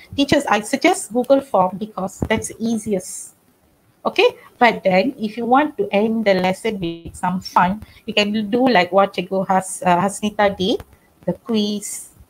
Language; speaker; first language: English; non-native, local second language; Tamil